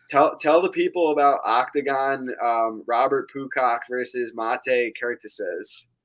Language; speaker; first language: English; native; English